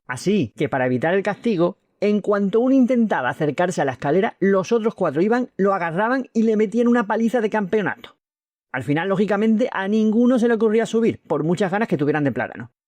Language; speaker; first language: Spanish; native; Spanish